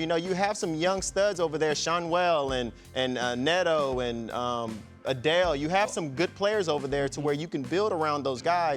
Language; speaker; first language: English; native; English